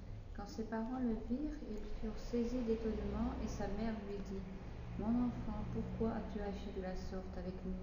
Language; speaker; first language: French; native; French